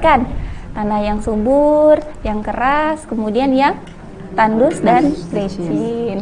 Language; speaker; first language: Indonesian; native; Indonesian